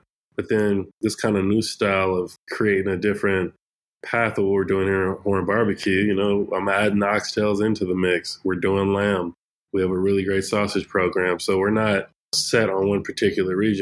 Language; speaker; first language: English; native; English